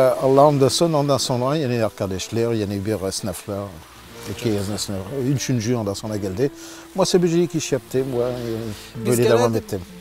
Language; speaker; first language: Turkish; non-native, learner; French